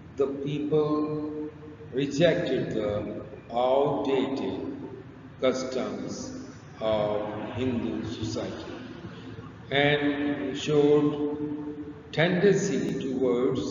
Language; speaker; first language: English; non-native, local second language; Urdu